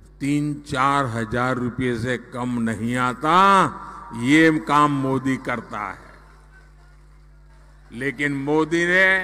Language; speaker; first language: Hindi; non-native, local second language; Gujarati